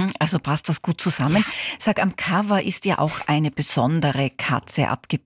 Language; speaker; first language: German; native; German